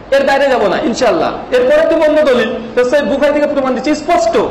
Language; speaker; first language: Bangla; native; Bangla